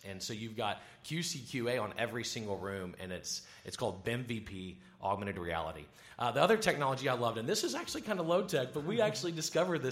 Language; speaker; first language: English; native; English